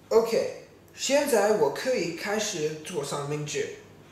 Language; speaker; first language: Chinese; non-native, learner; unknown